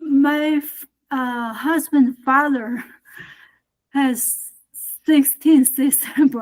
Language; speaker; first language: English; non-native, learner; Chinese